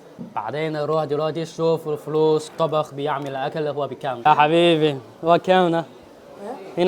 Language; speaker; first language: Arabic; non-native, fluent; Chinese